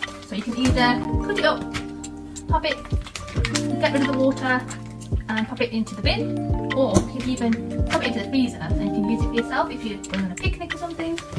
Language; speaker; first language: English; native; English